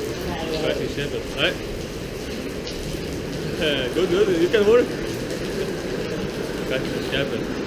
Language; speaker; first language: English; non-native, learner; Lithuanian